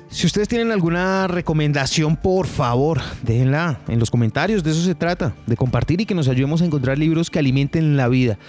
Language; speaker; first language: Spanish; native; Spanish